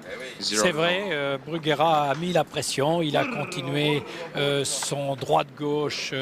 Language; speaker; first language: French; native; French